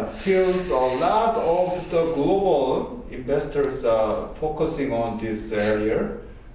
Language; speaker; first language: English; non-native, learner; Korean